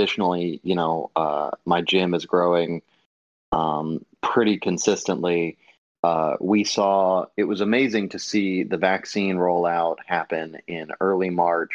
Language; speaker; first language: English; native; English